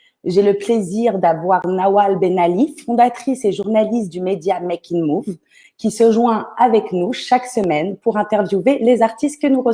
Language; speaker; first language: French; native; French